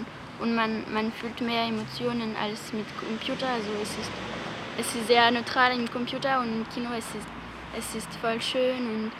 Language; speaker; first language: German; non-native, learner; French